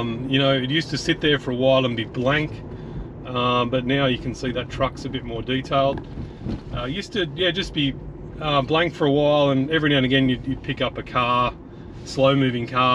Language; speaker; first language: English; native; English